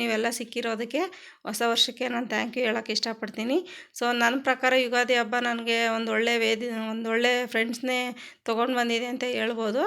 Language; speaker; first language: Kannada; native; Kannada